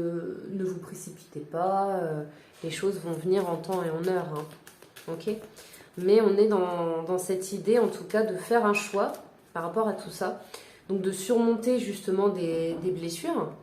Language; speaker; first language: French; native; French